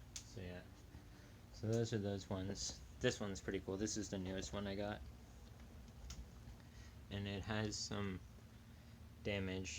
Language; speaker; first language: English; native; English